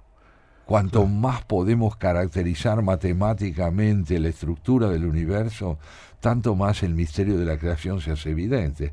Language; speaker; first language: Spanish; native; Spanish